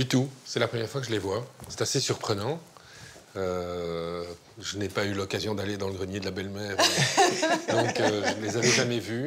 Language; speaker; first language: French; native; French